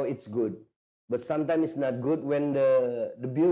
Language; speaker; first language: English; non-native, learner; Indonesian